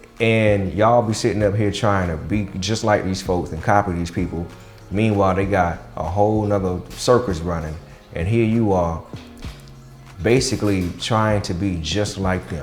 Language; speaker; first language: English; native; English